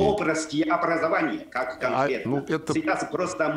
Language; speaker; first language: Russian; non-native, fluent; Chinese